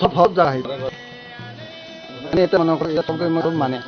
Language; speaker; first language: Bangla; non-native, local second language; Kok Borok